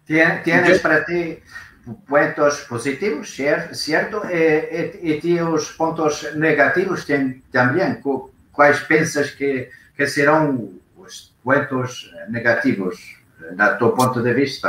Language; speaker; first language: Spanish; non-native, learner; Portuguese